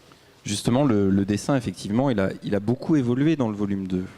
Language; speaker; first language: French; native; French